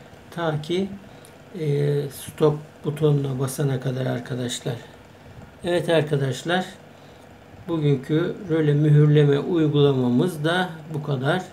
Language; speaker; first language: Turkish; native; Turkish